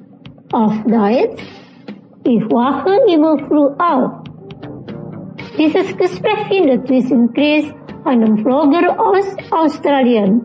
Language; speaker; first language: German; non-native, learner; Indonesian